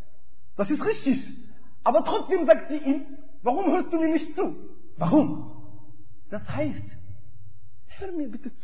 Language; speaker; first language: German; non-native, fluent; Arabic